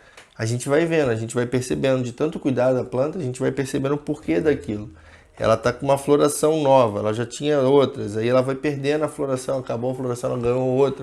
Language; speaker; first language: Portuguese; native; Portuguese